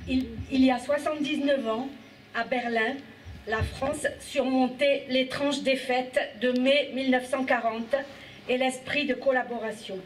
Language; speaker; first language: French; native; French